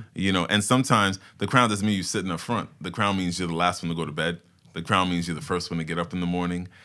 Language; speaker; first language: English; early bilingual, other home language; Haitian Creole